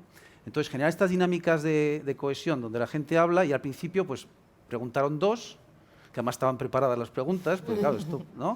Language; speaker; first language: Spanish; native; Spanish